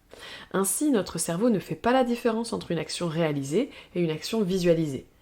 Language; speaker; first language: French; native; French